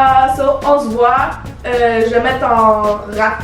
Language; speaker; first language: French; early bilingual, other home language; Spanish